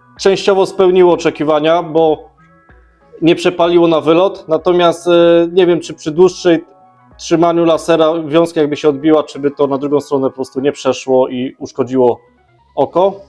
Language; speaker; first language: Polish; native; Polish